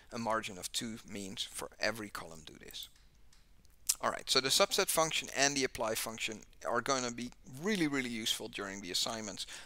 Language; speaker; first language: English; non-native, fluent; Dutch